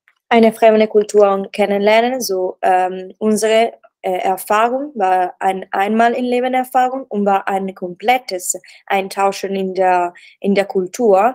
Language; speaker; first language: German; non-native, learner; Italian